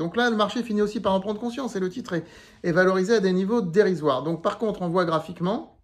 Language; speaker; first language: French; native; French